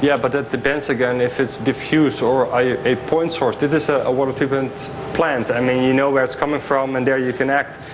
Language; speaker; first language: English; non-native, fluent; Dutch